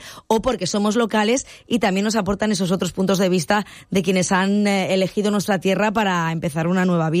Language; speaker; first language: Spanish; native; Spanish